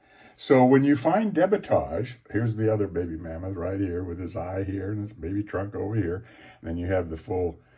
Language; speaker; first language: English; native; English